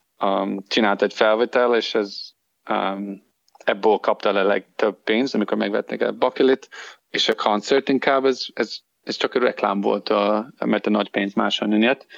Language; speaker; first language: Hungarian; non-native, learner; English